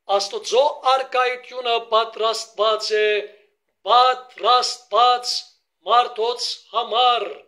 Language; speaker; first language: Armenian; early bilingual, heritage; Armenian